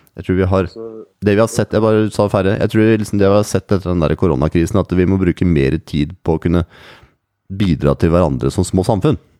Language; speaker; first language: Norwegian; native; Norwegian